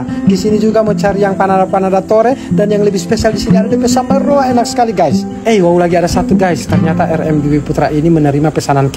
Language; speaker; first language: Indonesian; native; Indonesian